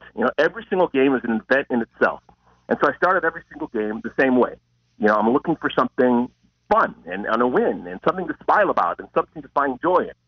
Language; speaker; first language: English; native; English